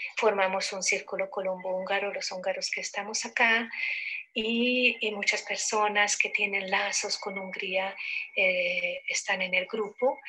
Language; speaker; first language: Spanish; non-native, fluent; Hungarian